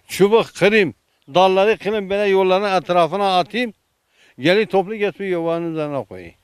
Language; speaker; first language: Turkish; non-native, local second language; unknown